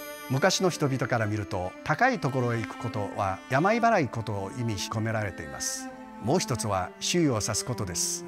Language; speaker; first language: Japanese; non-native, fluent; Chinese